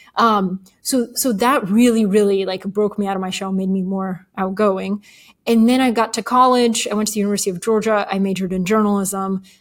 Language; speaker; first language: English; early bilingual, other home language; Bulgarian